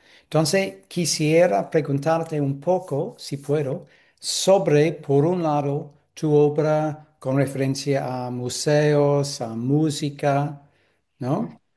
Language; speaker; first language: Spanish; non-native, fluent; English